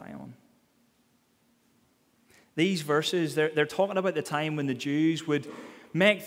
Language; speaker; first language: English; native; English